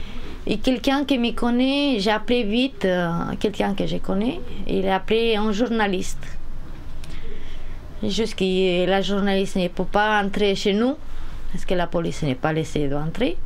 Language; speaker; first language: French; non-native, learner; Romanian